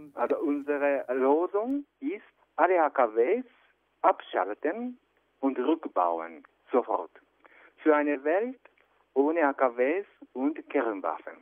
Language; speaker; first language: German; non-native, fluent; Japanese